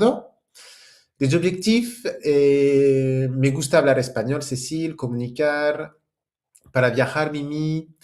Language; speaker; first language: Spanish; non-native, fluent; French